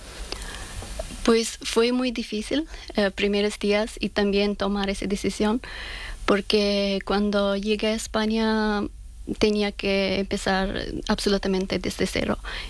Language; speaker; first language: Spanish; non-native, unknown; Persian